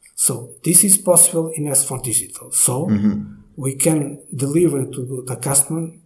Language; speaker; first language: English; non-native, fluent; Portuguese